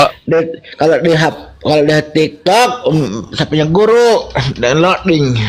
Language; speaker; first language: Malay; non-native, local second language; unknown